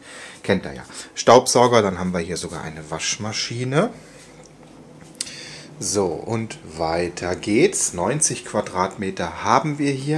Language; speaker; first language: German; native; German